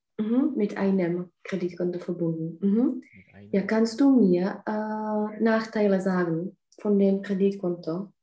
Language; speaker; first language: German; non-native, fluent; Czech